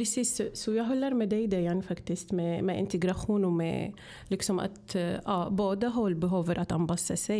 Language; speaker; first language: Swedish; non-native, fluent; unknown